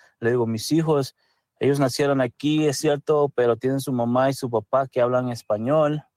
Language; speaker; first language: Spanish; native; Spanish